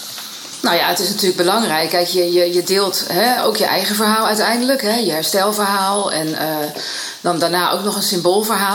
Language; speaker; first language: Dutch; native; Dutch